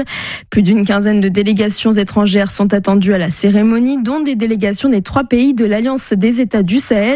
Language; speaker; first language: French; native; French